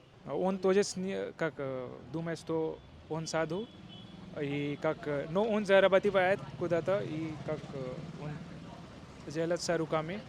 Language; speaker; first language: Russian; non-native, learner; Hindi